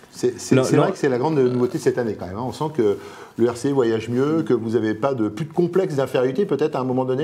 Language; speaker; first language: French; native; French